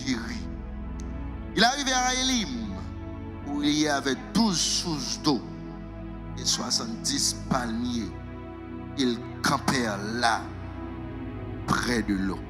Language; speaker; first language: French; non-native, local second language; Haitian Creole